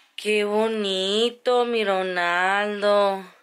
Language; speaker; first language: Spanish; early bilingual, other home language; English